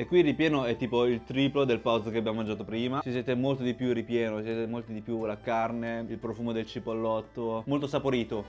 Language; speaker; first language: Italian; early bilingual, other home language; Chinese